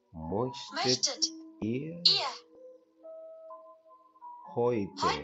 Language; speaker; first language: German; non-native, learner; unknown